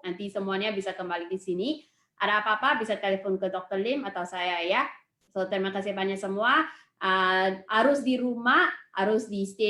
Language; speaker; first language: Indonesian; non-native, fluent; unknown